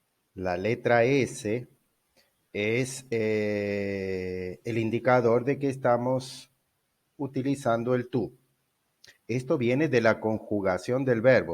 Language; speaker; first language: Spanish; non-native, fluent; Portuguese